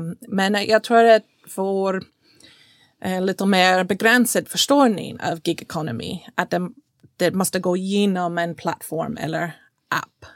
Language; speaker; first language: Swedish; non-native, fluent; English